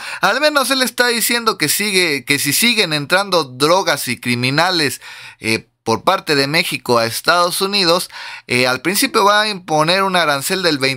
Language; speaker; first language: Spanish; native; Spanish